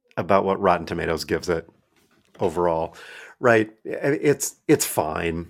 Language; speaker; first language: English; native; English